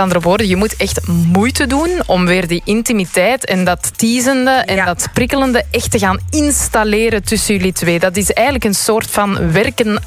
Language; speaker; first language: Dutch; native; Dutch